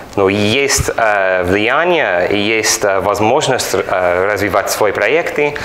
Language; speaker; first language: Russian; non-native, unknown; English